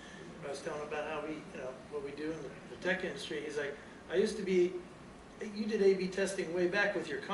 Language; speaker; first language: English; native; English